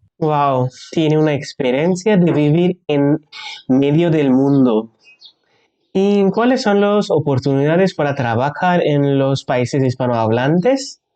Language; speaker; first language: Spanish; non-native, learner; Bangla